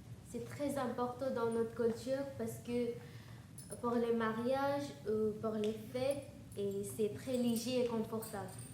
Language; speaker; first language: French; non-native, learner; Bangla